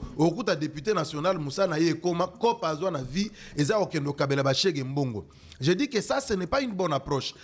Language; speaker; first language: French; non-native, local second language; Lingala